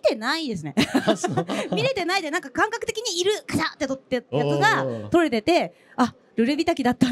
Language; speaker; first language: Japanese; native; Japanese